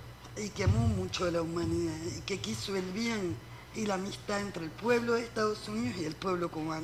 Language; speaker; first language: Spanish; native; Spanish